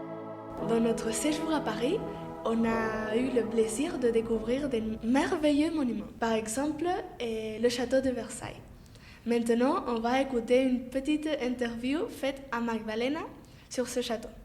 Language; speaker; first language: French; non-native, fluent; Spanish